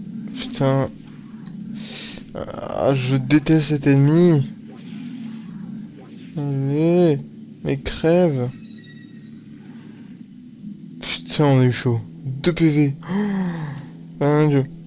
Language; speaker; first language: French; native; French